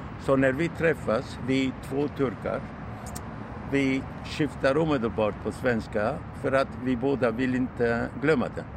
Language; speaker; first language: Swedish; non-native, fluent; Turkish